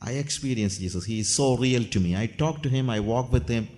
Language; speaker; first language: English; non-native, local second language; Malayalam